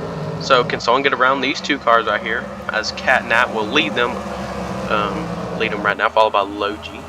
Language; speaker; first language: English; native; English